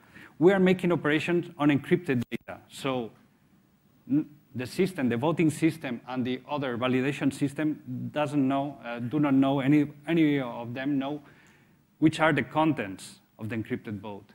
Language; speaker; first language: English; non-native, fluent; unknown